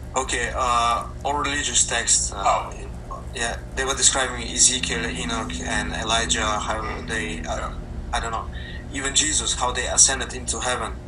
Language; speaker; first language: English; non-native, fluent; Slovenian